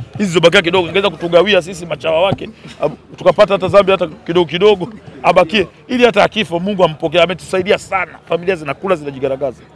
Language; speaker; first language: Swahili; native; Swahili